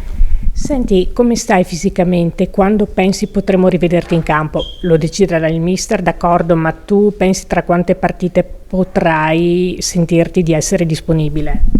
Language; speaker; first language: Italian; native; Italian